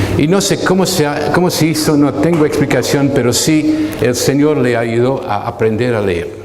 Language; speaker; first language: Spanish; non-native, fluent; English